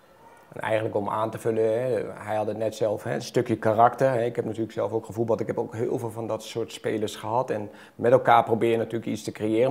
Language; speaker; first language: Dutch; native; Dutch